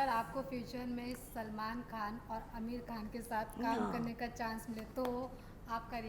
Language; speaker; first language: Hindi; native; Hindi